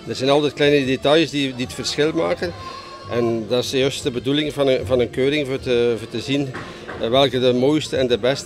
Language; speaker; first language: Dutch; native; Dutch